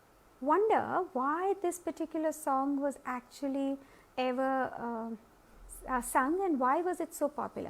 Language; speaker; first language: English; non-native, local second language; Hindi